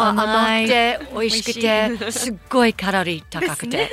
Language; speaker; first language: Japanese; non-native, fluent; English